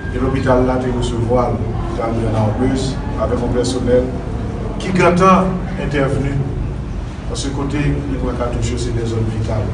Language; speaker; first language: French; non-native, local second language; Haitian Creole